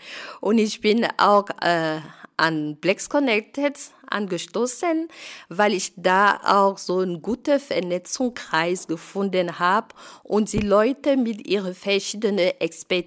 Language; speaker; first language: German; non-native, fluent; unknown